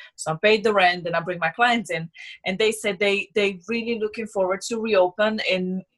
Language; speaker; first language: English; non-native, fluent; Slovak